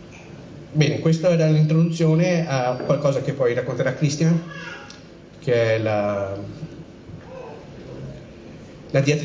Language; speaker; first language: Italian; native; Italian